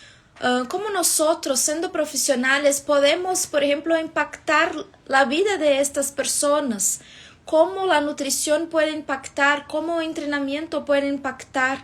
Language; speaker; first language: Spanish; non-native, fluent; Portuguese